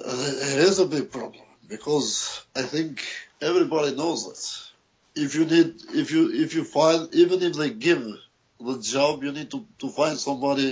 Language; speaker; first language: English; non-native, learner; Albanian